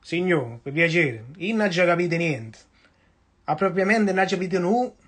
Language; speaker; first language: Italian; early bilingual, heritage; Italian